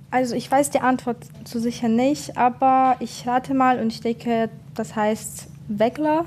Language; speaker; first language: German; non-native, fluent; Ukrainian